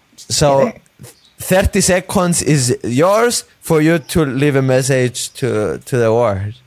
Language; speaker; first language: English; non-native, fluent; Greek